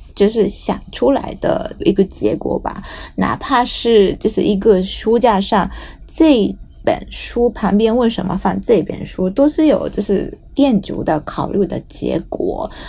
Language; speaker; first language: Chinese; non-native, fluent; Japanese